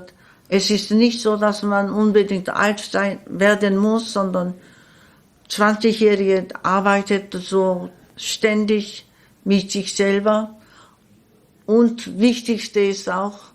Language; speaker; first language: German; non-native, learner; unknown